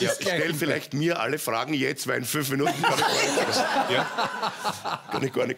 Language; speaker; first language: German; native; German